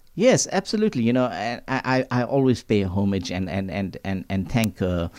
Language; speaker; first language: English; native; English